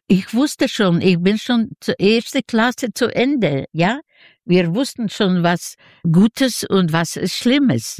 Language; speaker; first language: German; non-native, fluent; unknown